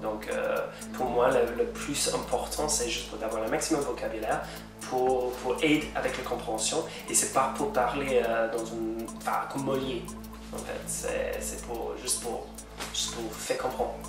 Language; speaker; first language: French; non-native, fluent; English